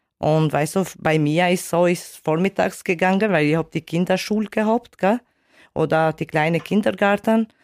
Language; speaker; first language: German; non-native, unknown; Albanian